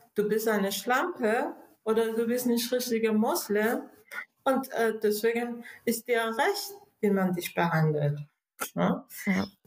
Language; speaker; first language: German; non-native, fluent; Persian